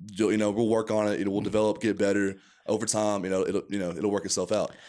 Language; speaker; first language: English; native; English